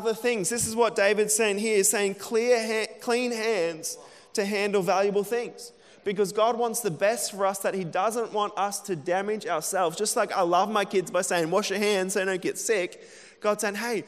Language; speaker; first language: English; native; English